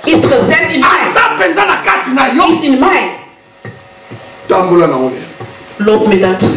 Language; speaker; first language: Dutch; non-native, learner; Lingala